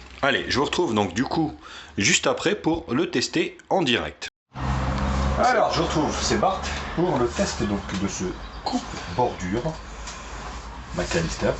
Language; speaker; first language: French; native; French